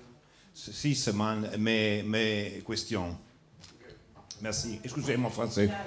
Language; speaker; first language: French; non-native, learner; Italian